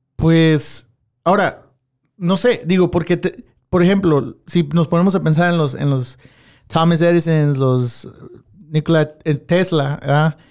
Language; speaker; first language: Spanish; early bilingual, heritage; Spanish